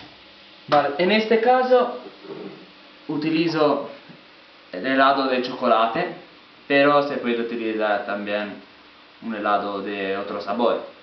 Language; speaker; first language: Spanish; non-native, fluent; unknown